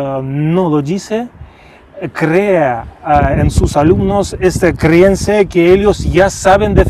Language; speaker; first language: Spanish; non-native, fluent; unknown